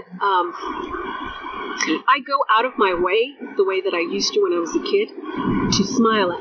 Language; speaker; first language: English; early bilingual, other home language; Spanish